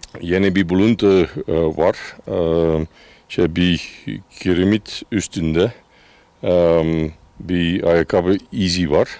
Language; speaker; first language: Turkish; non-native, fluent; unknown